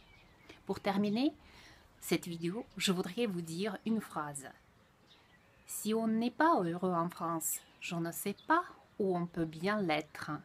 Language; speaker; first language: French; non-native, fluent; Russian